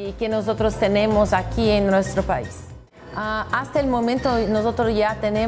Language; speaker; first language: Spanish; non-native, fluent; Portuguese